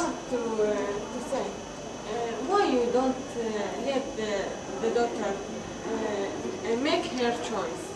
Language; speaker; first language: English; non-native, learner; Arabic